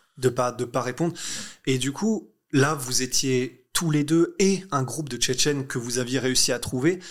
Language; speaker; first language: French; native; French